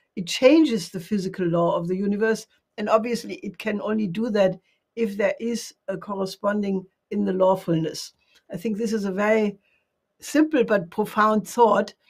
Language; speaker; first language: English; non-native, fluent; German